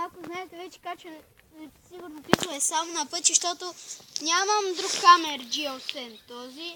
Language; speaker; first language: Bulgarian; native; Bulgarian